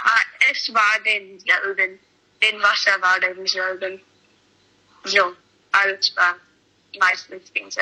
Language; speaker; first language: German; early bilingual, heritage; English